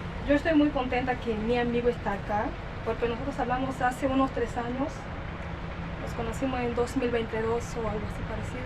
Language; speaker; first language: Spanish; non-native, learner; Portuguese